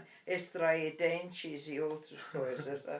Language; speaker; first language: Portuguese; non-native, fluent; English